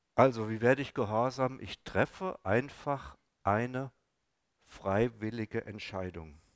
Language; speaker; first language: German; native; German